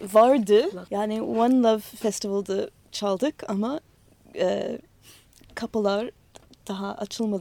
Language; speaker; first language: Turkish; non-native, fluent; English